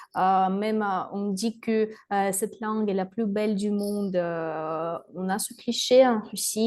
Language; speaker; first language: French; non-native, fluent; Russian